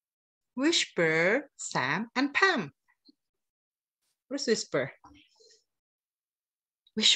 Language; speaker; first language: English; non-native, fluent; Indonesian